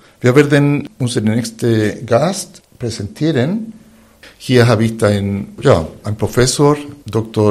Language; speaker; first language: German; non-native, fluent; Spanish